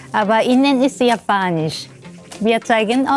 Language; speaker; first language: German; non-native, fluent; Japanese